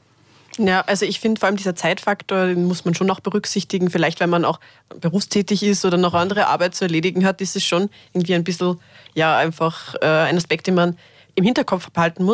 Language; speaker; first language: German; native; German